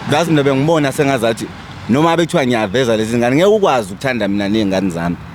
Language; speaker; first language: Zulu; native; Zulu